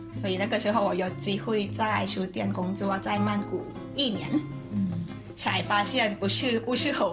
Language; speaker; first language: Chinese; non-native, learner; Thai